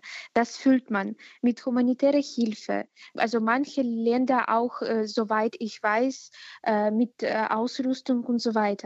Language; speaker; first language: German; non-native, fluent; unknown